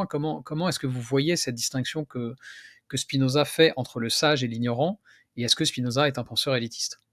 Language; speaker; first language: French; native; French